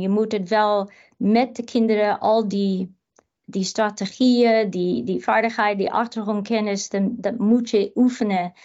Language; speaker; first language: Dutch; non-native, fluent; English